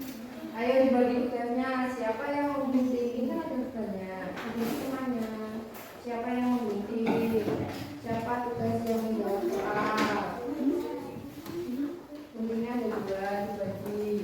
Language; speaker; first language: Malay; native; Malay